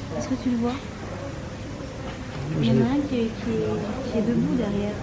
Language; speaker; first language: French; native; French